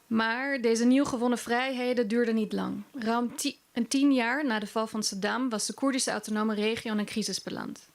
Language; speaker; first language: Dutch; early bilingual, other home language; Kurdish